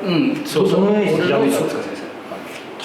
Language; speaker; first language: Japanese; native; Japanese